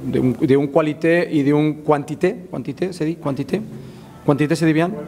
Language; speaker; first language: French; non-native, learner; Spanish